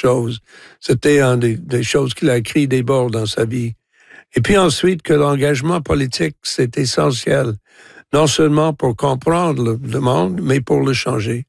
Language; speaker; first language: French; non-native, local second language; English